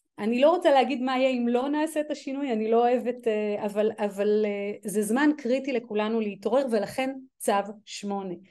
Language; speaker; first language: Hebrew; native; Hebrew